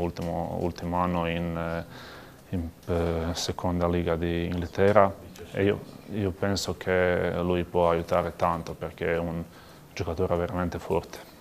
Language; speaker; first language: Italian; non-native, learner; Croatian